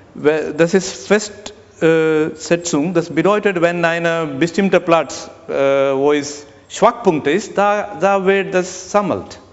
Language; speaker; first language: German; non-native, learner; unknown